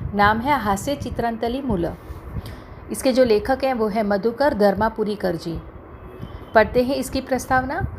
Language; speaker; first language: Hindi; non-native, local second language; Marathi